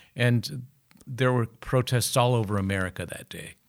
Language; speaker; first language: English; native; English